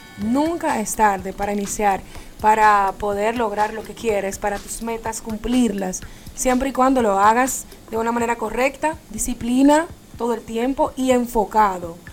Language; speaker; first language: Spanish; native; Spanish